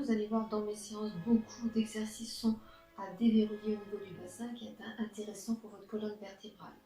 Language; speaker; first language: French; native; French